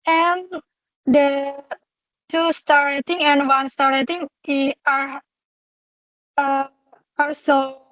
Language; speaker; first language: English; non-native, local second language; Indonesian